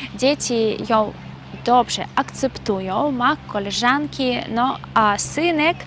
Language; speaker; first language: Polish; non-native, fluent; Russian